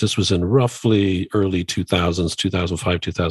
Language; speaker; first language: English; native; English